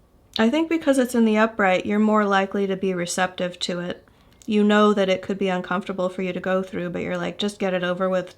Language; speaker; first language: English; native; English